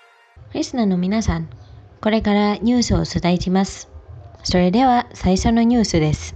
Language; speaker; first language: Japanese; non-native, fluent; Indonesian